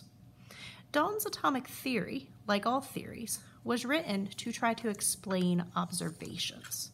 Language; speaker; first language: English; native; English